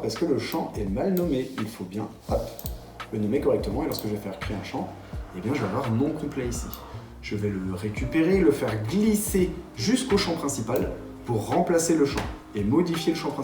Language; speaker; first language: French; native; French